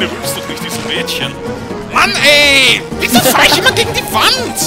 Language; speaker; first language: German; native; German